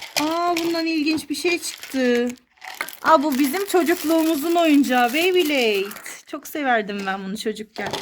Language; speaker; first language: Turkish; native; Turkish